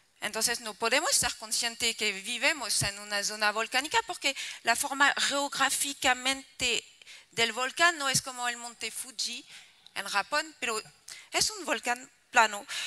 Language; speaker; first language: Spanish; non-native, fluent; French